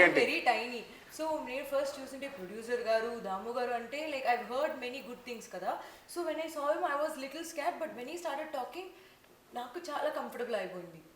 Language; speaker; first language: Telugu; non-native, learner; Tamil